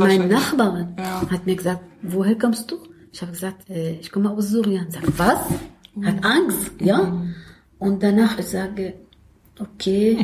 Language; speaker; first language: German; non-native, learner; Arabic